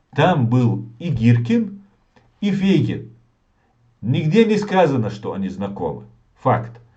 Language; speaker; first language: Russian; non-native, local second language; Chechen